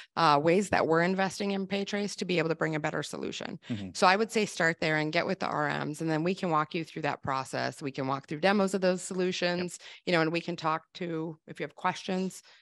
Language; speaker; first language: English; native; English